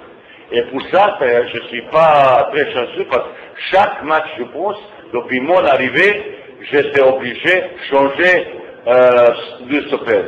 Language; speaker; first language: French; non-native, fluent; Bosnian